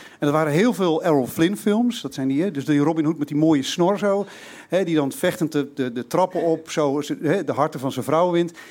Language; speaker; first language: Dutch; native; Dutch